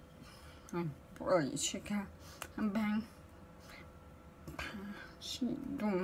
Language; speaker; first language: Portuguese; non-native, local second language; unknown